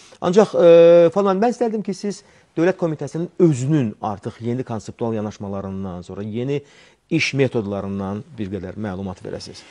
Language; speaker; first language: Azerbaijani; native; Azerbaijani